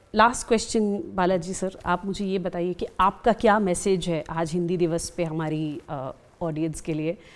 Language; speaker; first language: Hindi; native; Hindi